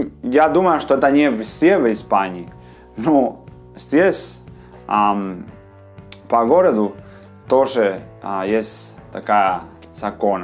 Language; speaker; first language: Russian; non-native, fluent; Spanish